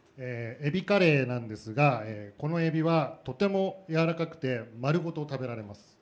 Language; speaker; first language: Japanese; native; Japanese